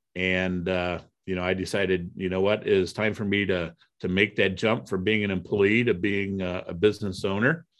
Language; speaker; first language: English; native; English